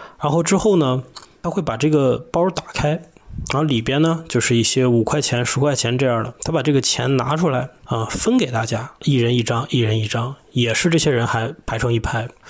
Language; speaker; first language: Chinese; native; Chinese